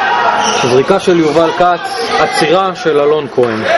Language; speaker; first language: Hebrew; native; Hebrew